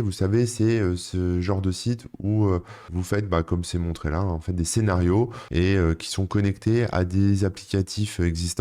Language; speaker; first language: French; native; French